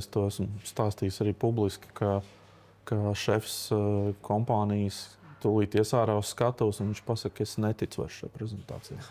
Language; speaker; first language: Latvian; native; Latvian